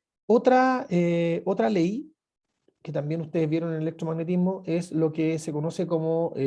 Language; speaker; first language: Spanish; native; Spanish